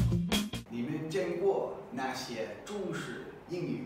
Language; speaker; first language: Chinese; non-native, learner; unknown